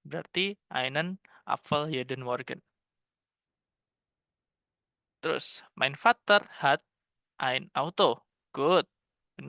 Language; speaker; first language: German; non-native, fluent; Indonesian